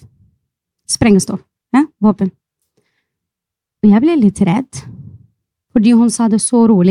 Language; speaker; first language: Norwegian; non-native, fluent; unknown